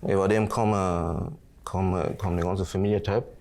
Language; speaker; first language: German; non-native, local second language; Plautdietsch